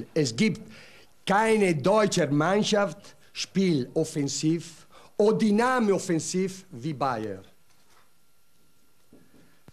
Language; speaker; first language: German; non-native, learner; Italian